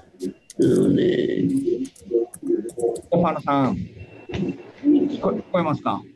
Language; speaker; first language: Japanese; native; Japanese